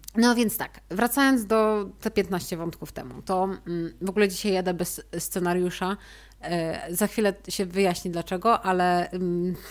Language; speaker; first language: Polish; native; Polish